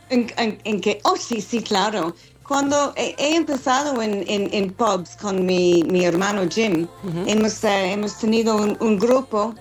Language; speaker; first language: Spanish; non-native, fluent; English